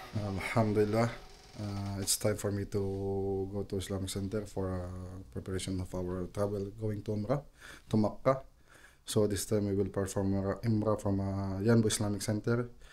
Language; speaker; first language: English; non-native, local second language; Filipino